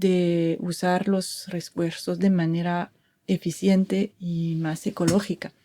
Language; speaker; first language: Spanish; non-native, fluent; French